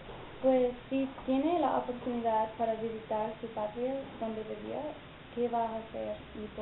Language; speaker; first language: Spanish; non-native, learner; English